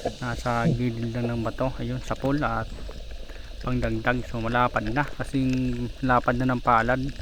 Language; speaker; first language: Filipino; non-native, local second language; Bikol